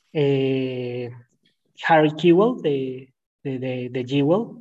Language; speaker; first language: English; non-native, fluent; Spanish